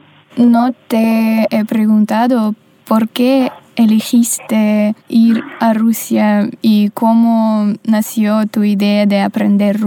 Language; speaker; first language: Spanish; non-native, fluent; Russian